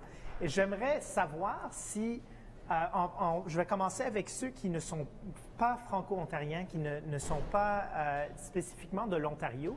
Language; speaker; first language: French; native; French